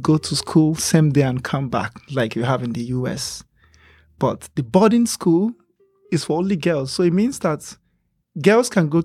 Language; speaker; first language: English; non-native, local second language; Igbo